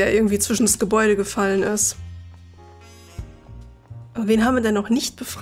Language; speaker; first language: German; native; German